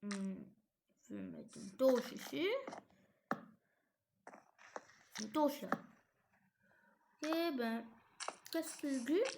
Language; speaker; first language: French; non-native, fluent; English